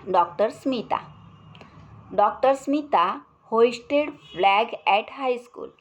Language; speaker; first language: English; non-native, local second language; Gujarati